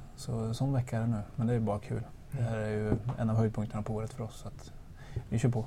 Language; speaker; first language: Swedish; native; Swedish